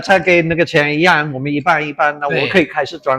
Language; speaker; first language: Chinese; non-native, fluent; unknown